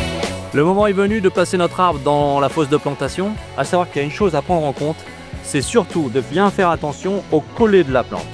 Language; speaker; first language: French; native; French